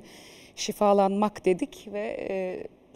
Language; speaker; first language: Turkish; native; Turkish